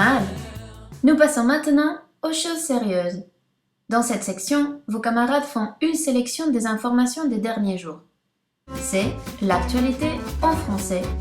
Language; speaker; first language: French; non-native, fluent; Spanish